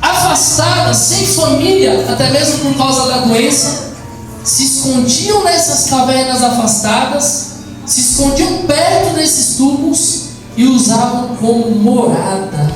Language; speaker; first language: Portuguese; native; Portuguese